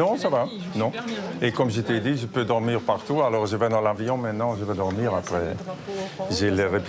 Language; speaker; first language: French; non-native, fluent; Dutch